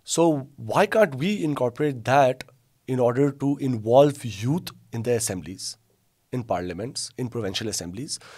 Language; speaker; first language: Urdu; non-native, local second language; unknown